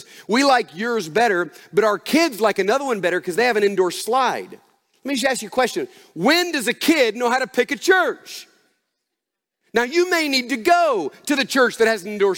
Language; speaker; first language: English; native; English